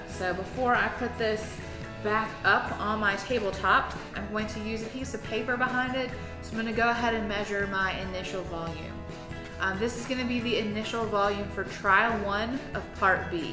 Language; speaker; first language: English; native; English